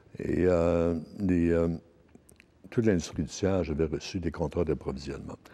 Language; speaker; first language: French; native; French